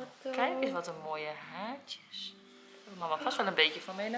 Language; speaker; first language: Dutch; native; Dutch